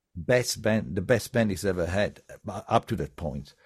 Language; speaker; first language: English; non-native, fluent; Italian